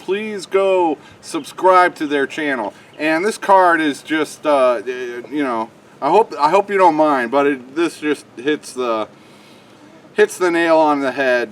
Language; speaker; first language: English; native; English